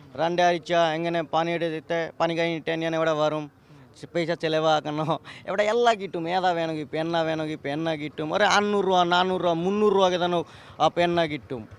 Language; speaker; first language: Malayalam; non-native, local second language; Bangla